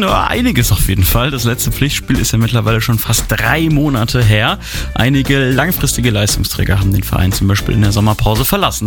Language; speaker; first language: German; native; German